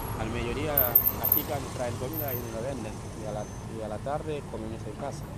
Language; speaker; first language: Spanish; non-native, fluent; Wolof